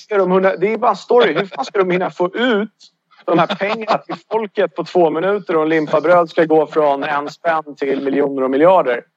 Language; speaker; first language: Swedish; native; Swedish